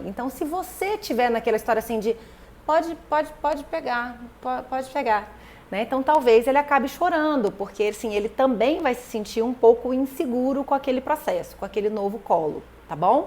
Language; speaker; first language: Portuguese; native; Portuguese